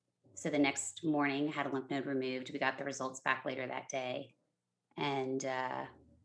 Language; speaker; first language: English; native; English